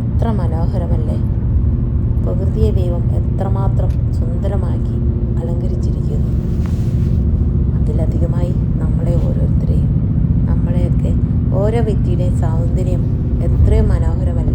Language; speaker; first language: Malayalam; native; Malayalam